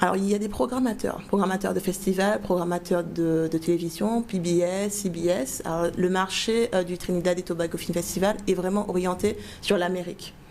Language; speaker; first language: French; native; French